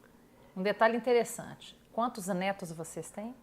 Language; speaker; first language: Portuguese; native; Portuguese